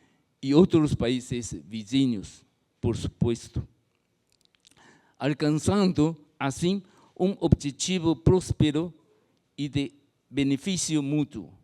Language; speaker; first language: Portuguese; non-native, fluent; Chinese